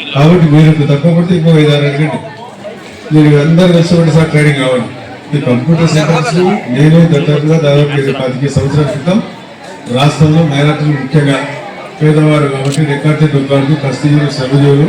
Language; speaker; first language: Telugu; non-native, local second language; Urdu